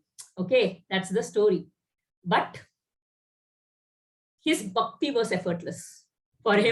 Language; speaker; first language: English; non-native, local second language; Kannada